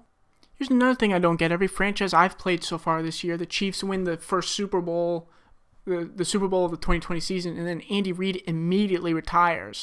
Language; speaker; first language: English; native; English